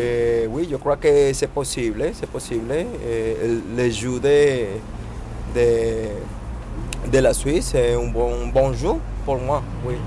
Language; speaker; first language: French; non-native, learner; Spanish